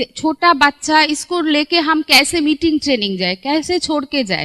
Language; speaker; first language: Hindi; non-native, local second language; Bangla